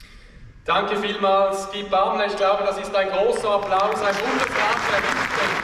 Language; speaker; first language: German; native; German